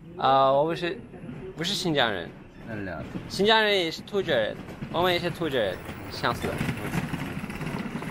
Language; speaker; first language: Chinese; non-native, learner; Turkish